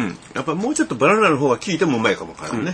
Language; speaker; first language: Japanese; native; Japanese